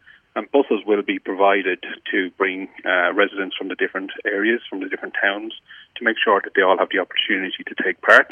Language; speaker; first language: English; native; English